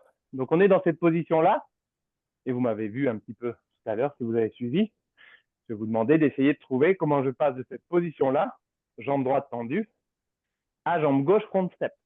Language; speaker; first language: French; native; French